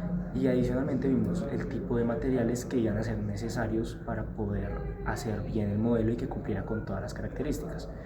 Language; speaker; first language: Spanish; native; Spanish